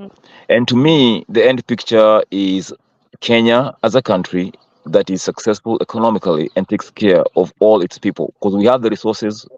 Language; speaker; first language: English; non-native, local second language; Swahili